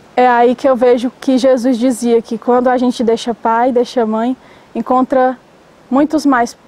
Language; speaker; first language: Portuguese; native; Portuguese